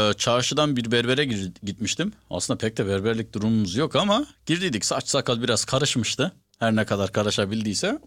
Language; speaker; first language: Turkish; early bilingual, heritage; Turkish